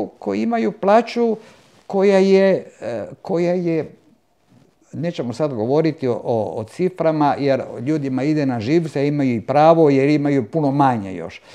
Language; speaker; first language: Croatian; non-native, local second language; Italian